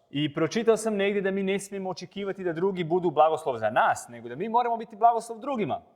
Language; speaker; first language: Croatian; native; Croatian